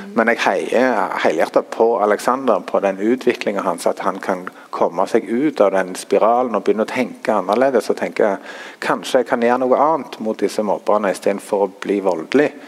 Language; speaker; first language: Norwegian; early bilingual, other home language; German